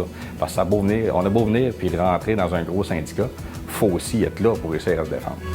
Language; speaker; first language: French; native; French